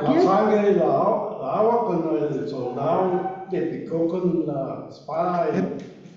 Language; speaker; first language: Spanish; non-native, learner; English